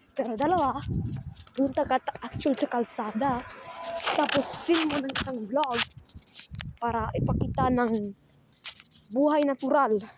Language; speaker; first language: Filipino; non-native, learner; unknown